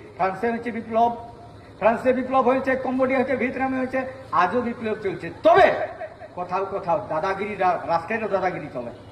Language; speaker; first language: Bangla; native; Bangla